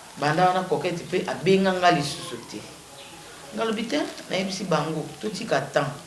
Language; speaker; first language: Lingala; non-native, local second language; Kongo